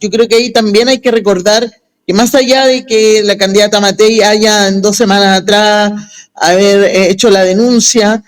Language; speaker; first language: Spanish; native; Spanish